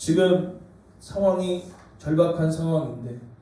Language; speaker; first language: Korean; native; Korean